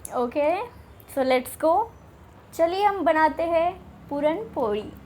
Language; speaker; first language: Hindi; non-native, local second language; Marathi